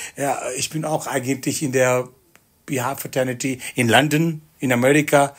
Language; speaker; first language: German; non-native, fluent; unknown